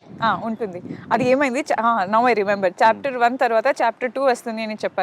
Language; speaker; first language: Telugu; non-native, local second language; Kannada